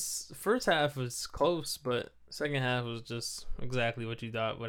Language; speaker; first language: English; native; English